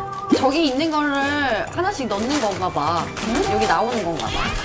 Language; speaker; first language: Korean; native; Korean